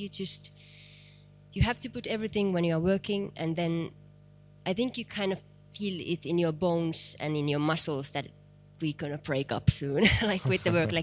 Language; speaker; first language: English; non-native, fluent; Finnish